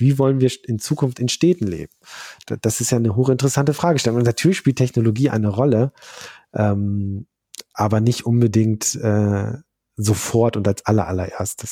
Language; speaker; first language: German; native; German